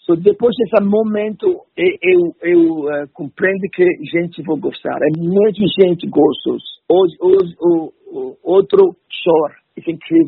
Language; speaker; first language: Portuguese; non-native, learner; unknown